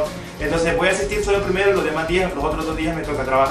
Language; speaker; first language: Spanish; early bilingual, other home language; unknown